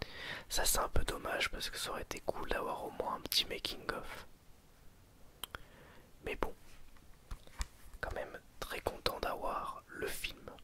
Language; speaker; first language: French; native; French